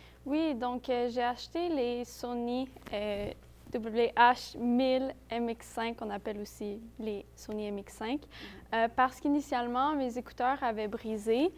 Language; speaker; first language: French; native; French